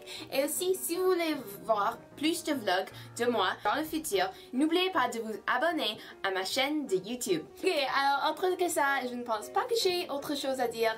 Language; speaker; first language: French; non-native, learner; English